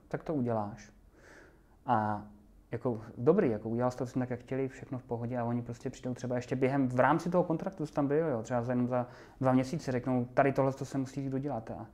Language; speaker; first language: Czech; native; Czech